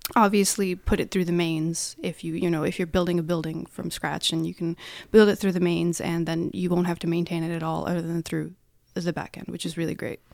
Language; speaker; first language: English; non-native, fluent; Russian